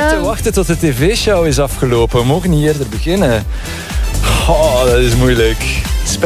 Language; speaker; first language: Dutch; native; Dutch